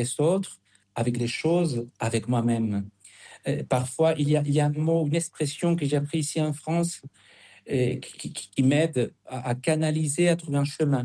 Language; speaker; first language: French; non-native, fluent; Spanish